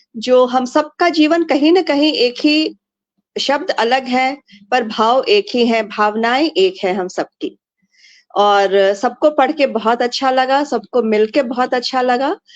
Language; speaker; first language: Hindi; native; Hindi